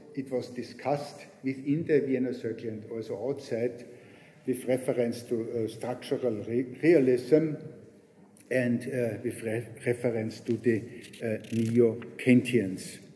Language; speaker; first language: English; non-native, fluent; German